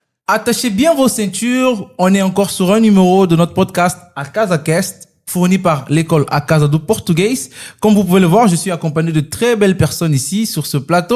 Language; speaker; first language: French; native; French